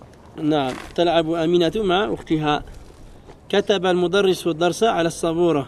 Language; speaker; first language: Arabic; non-native, fluent; French